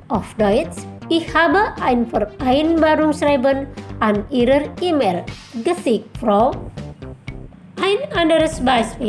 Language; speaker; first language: German; non-native, fluent; Indonesian